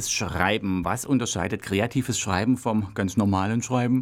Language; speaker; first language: German; native; German